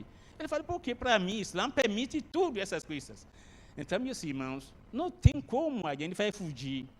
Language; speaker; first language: Portuguese; non-native, learner; Arabic